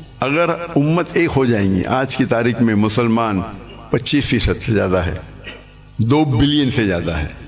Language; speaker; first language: Urdu; non-native, local second language; English